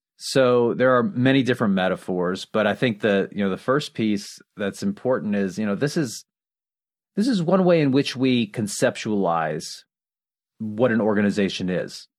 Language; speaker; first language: English; native; English